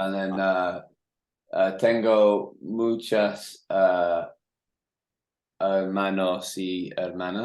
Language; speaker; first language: Spanish; non-native, learner; English